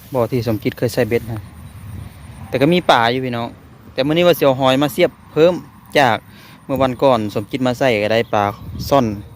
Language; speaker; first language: Thai; native; Thai